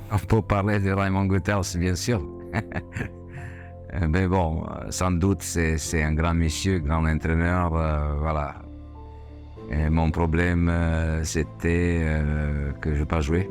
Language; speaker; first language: French; non-native, fluent; Serbian